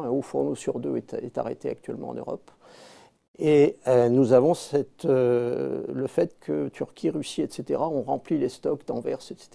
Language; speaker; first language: French; native; French